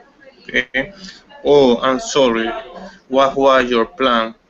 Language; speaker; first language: English; non-native, learner; Spanish